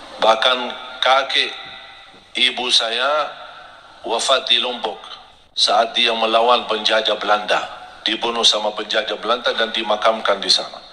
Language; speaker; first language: Indonesian; non-native, fluent; Arabic